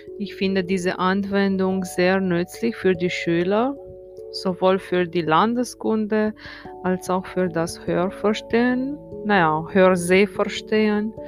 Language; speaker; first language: German; non-native, fluent; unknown